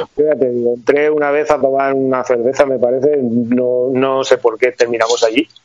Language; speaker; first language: Spanish; native; Spanish